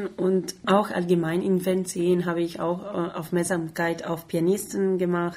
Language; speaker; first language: German; non-native, fluent; Spanish